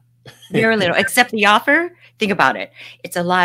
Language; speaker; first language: English; native; English